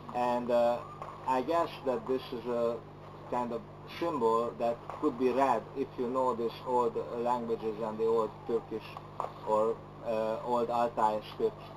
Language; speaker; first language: English; non-native, fluent; Hungarian